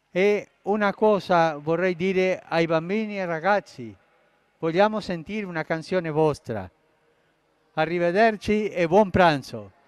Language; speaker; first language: Italian; early bilingual, heritage; Spanish